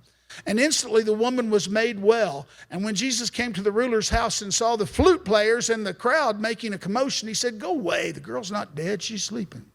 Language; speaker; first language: English; native; English